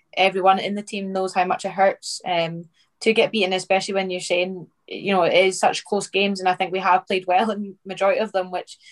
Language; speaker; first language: English; native; English